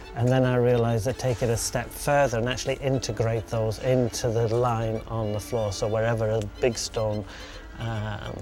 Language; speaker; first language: English; native; English